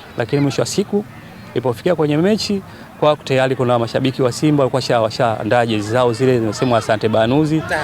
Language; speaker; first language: Swahili; native; Swahili